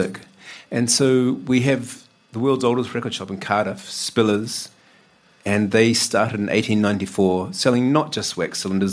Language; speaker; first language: English; native; English